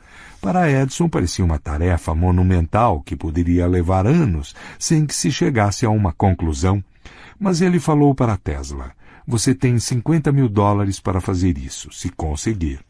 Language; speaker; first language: Portuguese; native; Portuguese